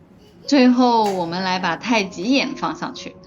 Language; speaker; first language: Chinese; native; Chinese